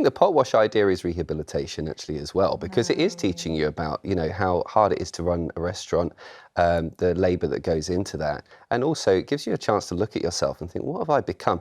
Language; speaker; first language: English; native; English